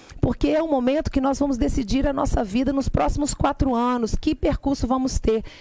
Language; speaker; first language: Portuguese; native; Portuguese